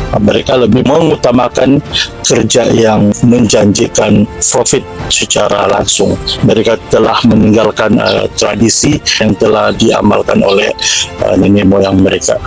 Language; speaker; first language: Malay; non-native, local second language; Central Dusun